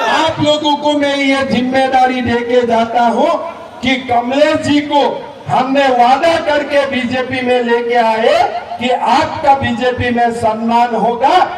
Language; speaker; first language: Hindi; non-native, local second language; Assamese